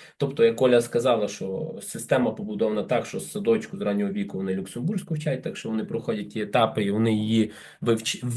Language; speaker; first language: Ukrainian; native; Ukrainian